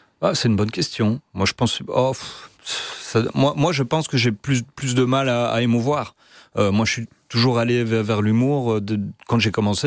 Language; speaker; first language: French; native; French